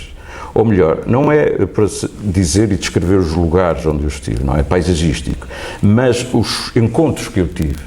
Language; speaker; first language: Portuguese; native; Portuguese